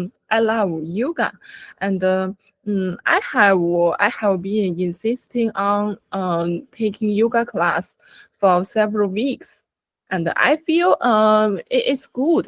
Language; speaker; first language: English; non-native, learner; Chinese